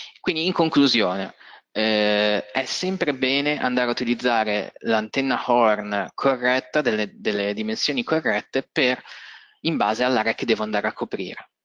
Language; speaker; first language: Italian; native; Italian